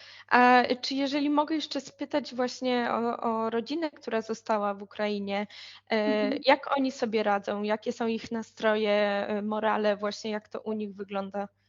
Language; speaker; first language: Polish; native; Polish